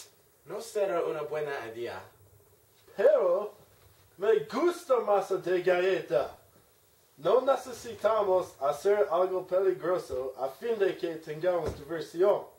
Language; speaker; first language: Spanish; non-native, learner; English